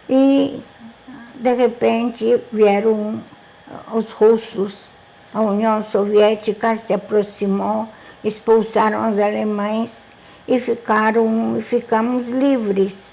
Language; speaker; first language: Portuguese; non-native, fluent; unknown